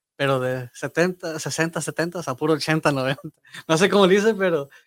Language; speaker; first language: Spanish; early bilingual, heritage; Spanish